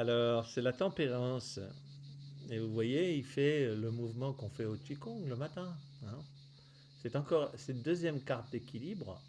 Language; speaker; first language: French; native; French